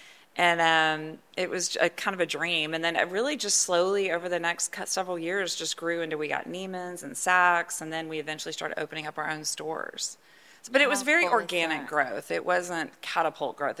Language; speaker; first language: English; native; English